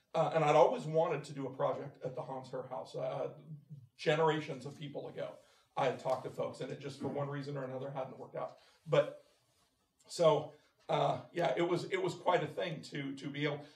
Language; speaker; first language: English; native; English